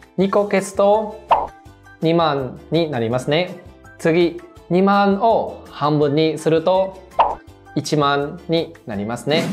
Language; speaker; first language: Japanese; non-native, fluent; Vietnamese